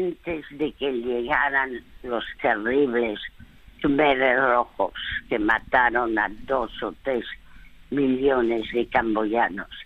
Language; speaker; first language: Spanish; early bilingual, other home language; French